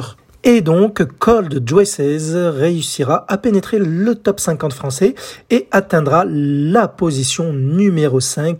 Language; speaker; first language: French; native; French